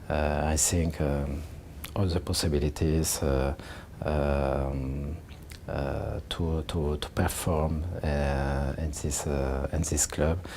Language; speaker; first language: English; non-native, learner; French